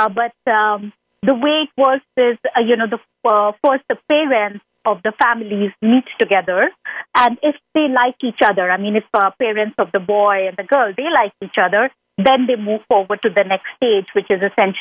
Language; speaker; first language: English; non-native, local second language; Hindi